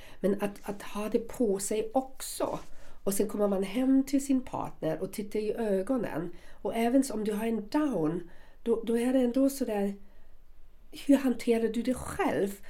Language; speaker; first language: Swedish; non-native, fluent; German